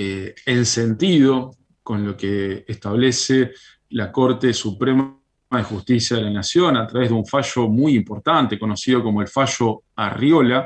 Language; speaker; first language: Spanish; native; Spanish